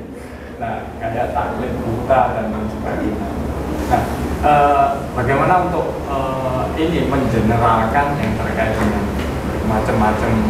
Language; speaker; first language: Indonesian; native; Indonesian